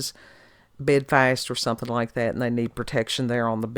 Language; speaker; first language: English; native; English